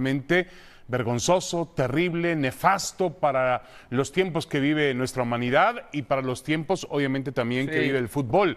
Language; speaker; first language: Spanish; native; Spanish